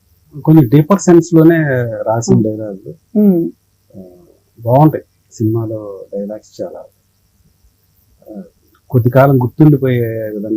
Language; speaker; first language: Telugu; native; Telugu